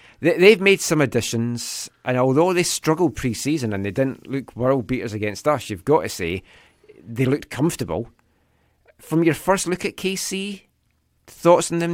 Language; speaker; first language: English; native; English